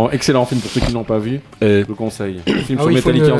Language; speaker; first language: French; native; French